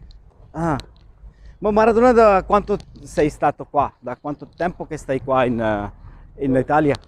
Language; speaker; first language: Italian; non-native, fluent; Urdu